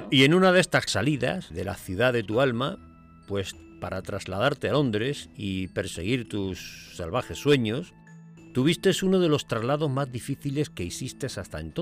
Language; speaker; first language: Spanish; native; Spanish